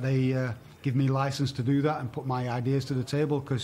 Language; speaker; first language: English; native; English